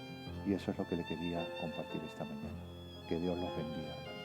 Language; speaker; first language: Spanish; native; Spanish